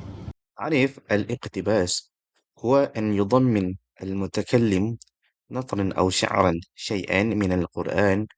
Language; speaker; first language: Arabic; non-native, local second language; Malay